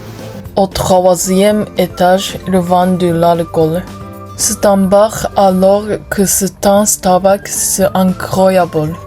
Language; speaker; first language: French; non-native, learner; Japanese